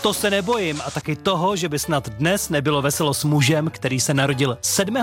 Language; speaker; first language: Czech; native; Czech